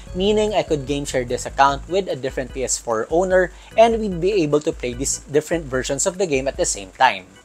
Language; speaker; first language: English; non-native, local second language; Filipino